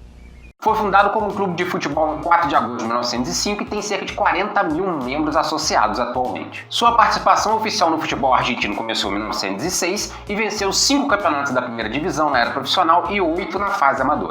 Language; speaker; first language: Portuguese; native; Portuguese